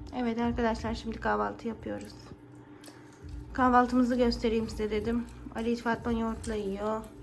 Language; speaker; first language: Turkish; native; Turkish